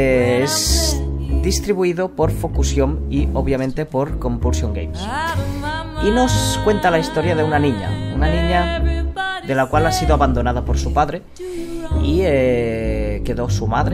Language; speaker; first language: Spanish; native; Spanish